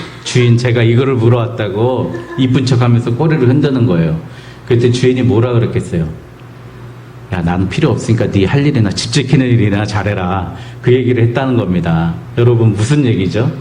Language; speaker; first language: Korean; native; Korean